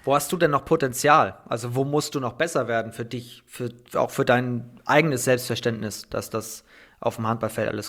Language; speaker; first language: German; native; German